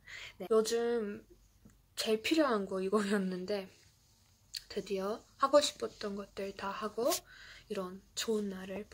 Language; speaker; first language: Korean; non-native, fluent; Azerbaijani